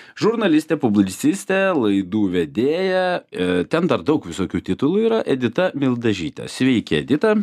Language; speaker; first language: Lithuanian; native; Lithuanian